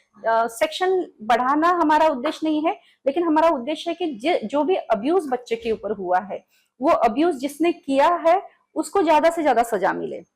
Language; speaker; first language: Hindi; non-native, local second language; Marathi